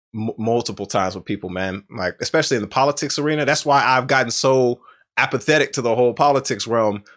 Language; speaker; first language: English; native; English